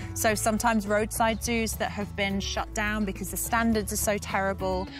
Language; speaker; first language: English; native; English